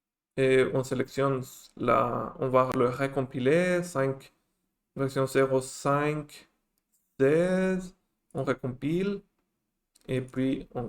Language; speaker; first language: French; non-native, fluent; Spanish